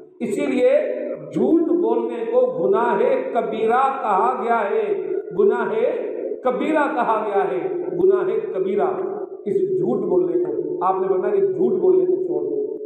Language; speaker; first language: Urdu; non-native, local second language; Sindhi